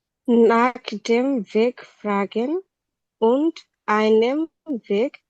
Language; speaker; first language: German; non-native, learner; Bangla